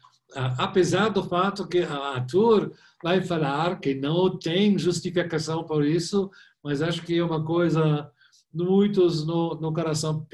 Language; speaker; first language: Portuguese; non-native, fluent; German